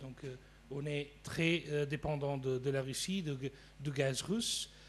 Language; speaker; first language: French; non-native, fluent; Portuguese